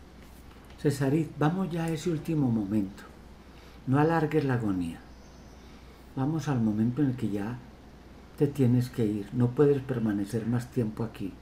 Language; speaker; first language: Spanish; native; Spanish